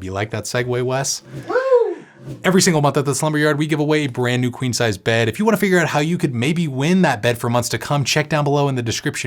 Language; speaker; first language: English; native; English